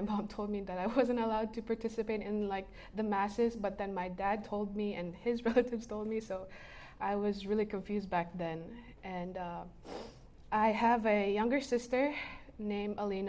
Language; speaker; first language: English; early bilingual, other home language; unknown